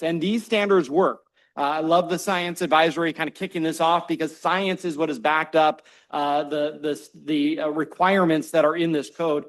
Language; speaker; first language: English; native; English